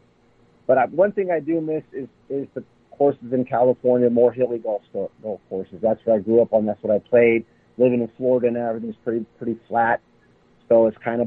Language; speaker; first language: English; native; English